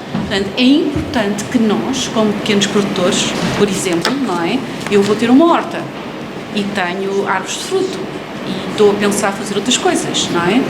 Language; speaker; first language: Portuguese; native; Portuguese